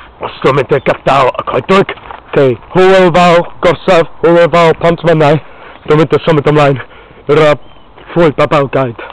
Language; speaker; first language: Welsh; non-native, learner; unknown